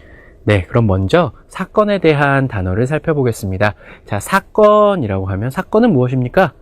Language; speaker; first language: Korean; native; Korean